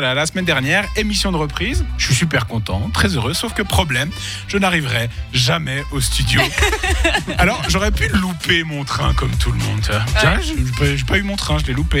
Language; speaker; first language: French; native; French